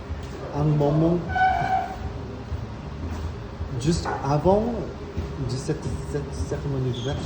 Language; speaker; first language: French; non-native, fluent; Korean